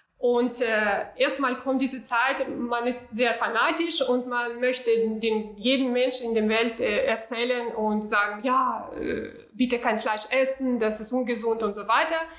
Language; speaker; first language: German; non-native, fluent; Russian